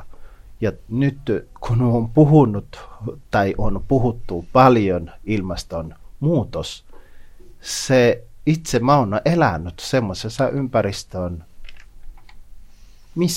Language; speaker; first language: Finnish; non-native, fluent; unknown